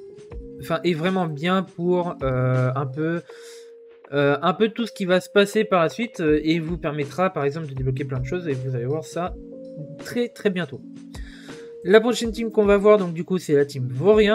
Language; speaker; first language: French; native; French